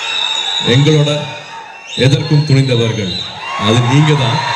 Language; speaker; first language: Tamil; native; Tamil